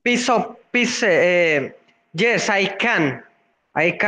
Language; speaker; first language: English; non-native, learner; Spanish